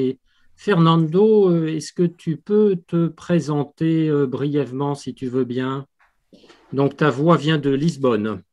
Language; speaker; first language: French; native; French